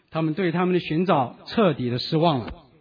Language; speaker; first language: Chinese; native; Chinese